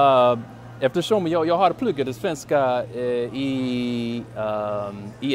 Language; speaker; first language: Swedish; non-native, learner; English